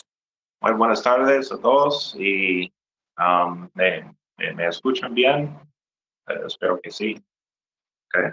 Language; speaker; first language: Spanish; non-native, fluent; English